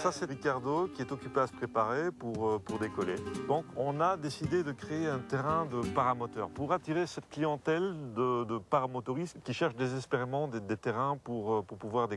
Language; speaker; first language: French; native; French